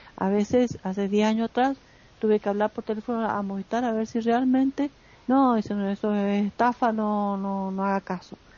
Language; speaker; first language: Spanish; native; Spanish